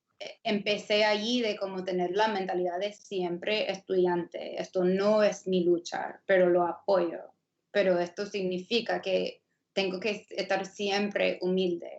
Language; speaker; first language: Spanish; non-native, fluent; English